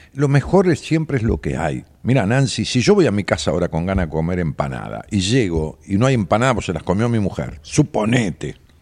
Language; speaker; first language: Spanish; native; Spanish